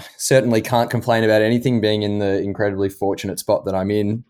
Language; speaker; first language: English; native; English